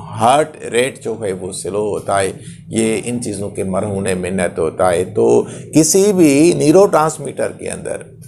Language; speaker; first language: Urdu; non-native, local second language; Sindhi